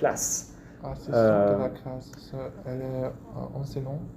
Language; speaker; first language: French; non-native, learner; Chinese